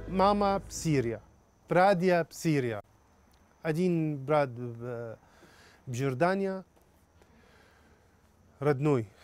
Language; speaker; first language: Russian; non-native, learner; Arabic